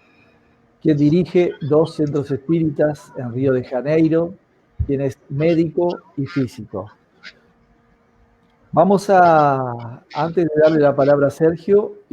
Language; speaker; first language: Spanish; native; Spanish